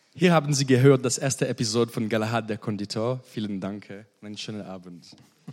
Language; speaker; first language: German; non-native, learner; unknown